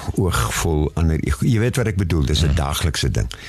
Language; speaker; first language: Afrikaans; non-native, fluent; English